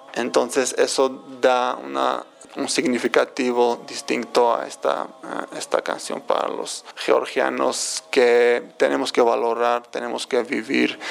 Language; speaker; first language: Spanish; non-native, fluent; Georgian